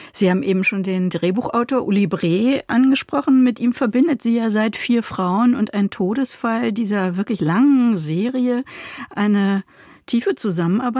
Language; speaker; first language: German; native; German